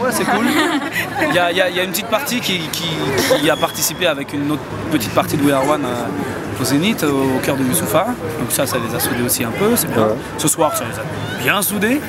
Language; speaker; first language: French; native; French